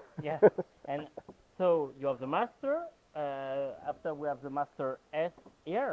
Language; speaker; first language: English; non-native, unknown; French